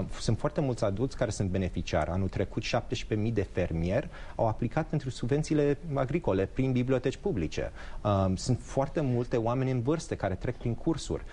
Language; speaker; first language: Romanian; early bilingual, heritage; English